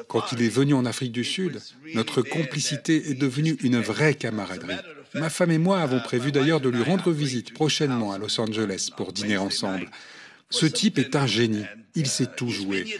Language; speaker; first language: French; non-native, fluent; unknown